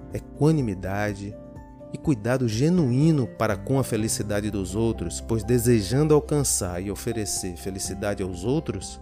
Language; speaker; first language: Portuguese; native; Portuguese